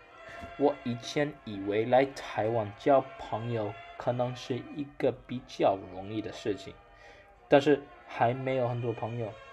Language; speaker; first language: Chinese; non-native, learner; English